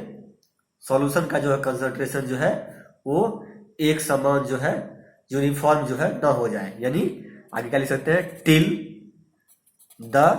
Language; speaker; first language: Hindi; native; Hindi